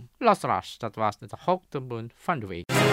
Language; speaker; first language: Dutch; non-native, fluent; Indonesian